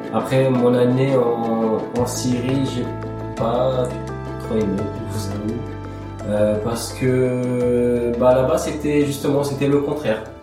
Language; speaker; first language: French; early bilingual, other home language; Aramaic